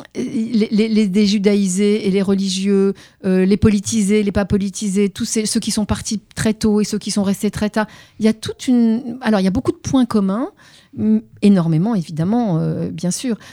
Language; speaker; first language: French; native; French